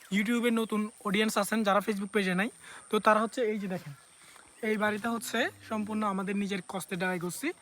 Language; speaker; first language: Bangla; native; Bangla